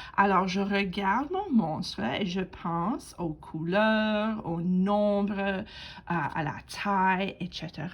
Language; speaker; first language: French; non-native, fluent; English